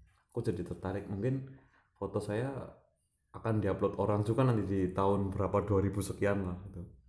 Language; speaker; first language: Indonesian; non-native, local second language; Javanese